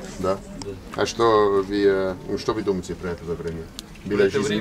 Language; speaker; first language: Russian; non-native, learner; English